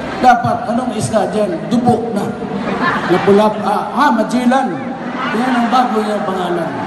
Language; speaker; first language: Filipino; non-native, local second language; Cebuano